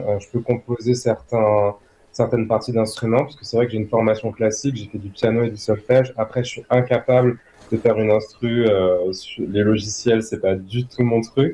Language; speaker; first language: French; native; French